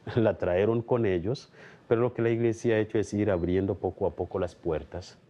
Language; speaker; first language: Spanish; non-native, fluent; Kikuyu